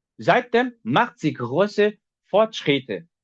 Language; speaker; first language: German; non-native, fluent; Turkish